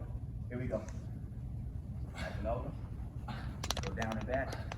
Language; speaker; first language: English; native; English